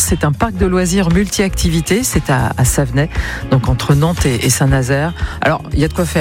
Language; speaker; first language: French; native; French